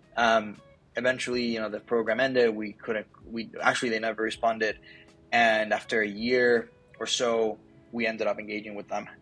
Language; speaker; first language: English; early bilingual, other home language; Spanish